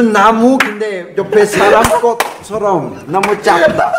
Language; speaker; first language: Korean; non-native, learner; Chinese